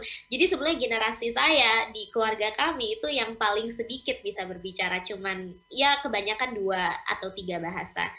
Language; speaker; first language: Indonesian; early bilingual, heritage; English